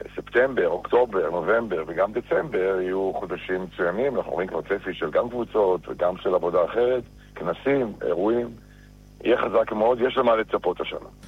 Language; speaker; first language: Hebrew; native; Hebrew